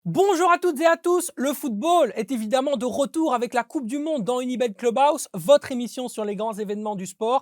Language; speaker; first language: French; native; French